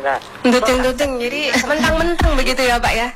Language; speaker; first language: Indonesian; native; Indonesian